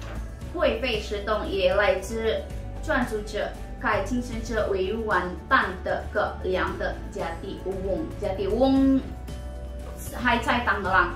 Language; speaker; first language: Chinese; non-native, learner; Indonesian